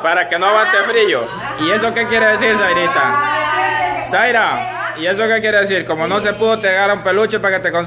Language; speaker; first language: Spanish; native; Spanish